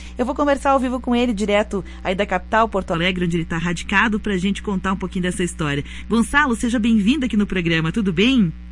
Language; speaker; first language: Portuguese; native; Portuguese